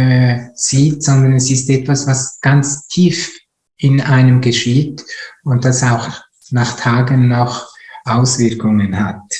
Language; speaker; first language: German; non-native, fluent; Italian